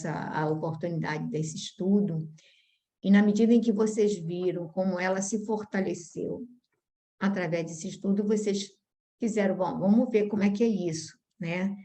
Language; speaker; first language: Portuguese; native; Portuguese